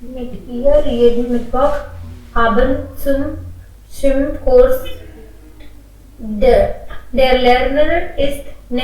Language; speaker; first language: German; non-native, learner; Hindi